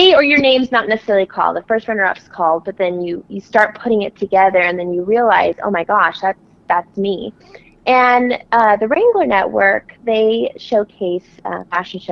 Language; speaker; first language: English; native; English